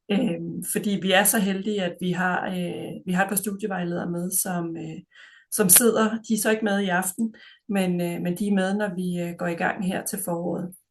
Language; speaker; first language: Danish; native; Danish